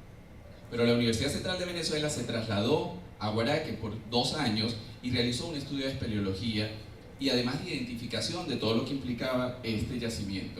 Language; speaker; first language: Spanish; native; Spanish